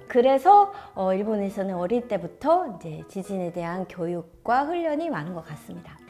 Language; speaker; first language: Korean; non-native, fluent; Japanese